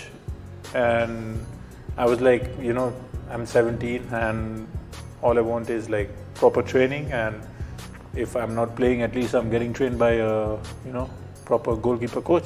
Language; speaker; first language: English; non-native, local second language; Punjabi